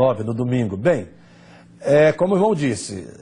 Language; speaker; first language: Portuguese; native; Portuguese